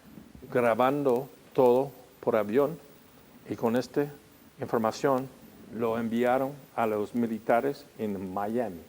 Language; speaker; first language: Spanish; non-native, fluent; English